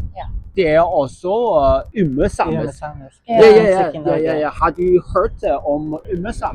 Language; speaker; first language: Norwegian; non-native, learner; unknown